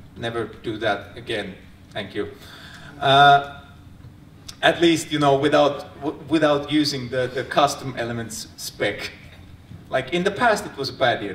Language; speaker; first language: English; non-native, fluent; Finnish